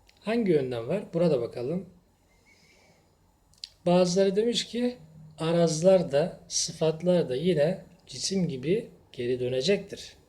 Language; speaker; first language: Turkish; native; Turkish